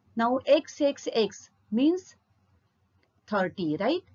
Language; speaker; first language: English; non-native, local second language; Marathi